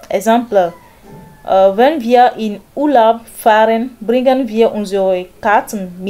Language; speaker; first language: German; non-native, fluent; French